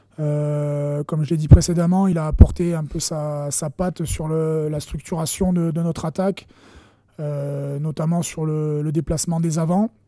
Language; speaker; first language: French; native; French